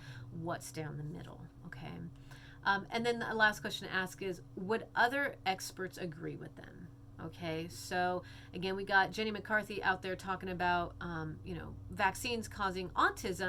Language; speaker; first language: English; native; English